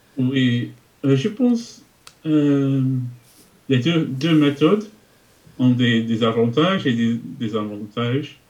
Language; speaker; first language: French; non-native, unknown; English